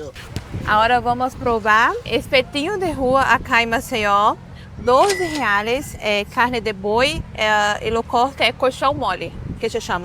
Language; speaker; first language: Portuguese; non-native, fluent; Spanish